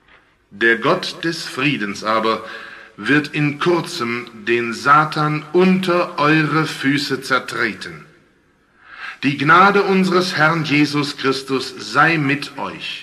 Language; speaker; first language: German; native; German